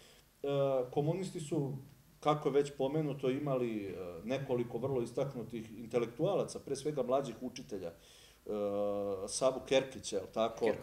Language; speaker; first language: Serbian; native; Serbian